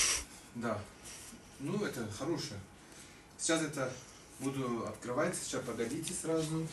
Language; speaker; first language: Russian; non-native, learner; Turkish